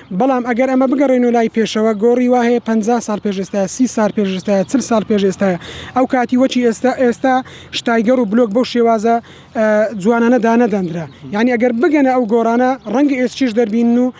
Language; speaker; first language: Central Kurdish; native; Central Kurdish